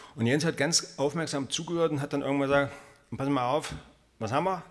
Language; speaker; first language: German; native; German